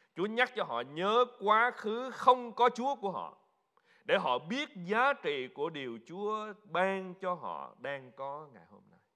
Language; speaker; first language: Vietnamese; native; Vietnamese